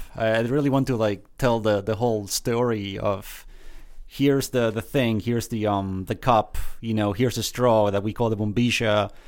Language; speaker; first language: English; early bilingual, other home language; Spanish